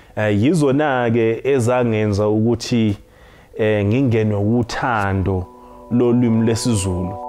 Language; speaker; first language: Zulu; native; Zulu